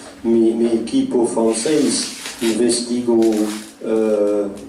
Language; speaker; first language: Spanish; non-native, fluent; French